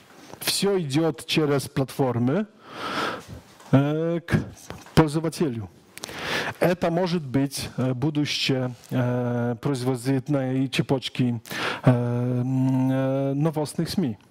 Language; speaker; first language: Russian; non-native, learner; Polish